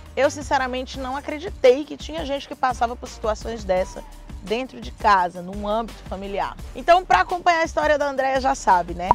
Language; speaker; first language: Portuguese; native; Portuguese